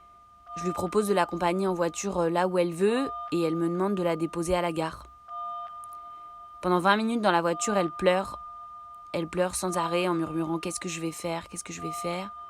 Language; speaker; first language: French; native; French